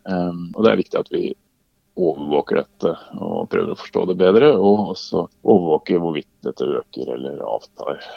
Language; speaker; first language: Norwegian; native; Norwegian